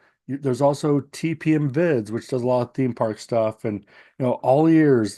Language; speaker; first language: English; native; English